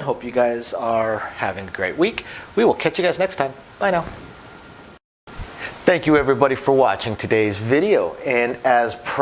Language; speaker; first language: English; native; English